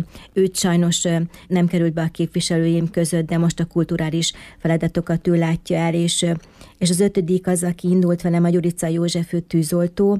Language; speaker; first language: Hungarian; native; Hungarian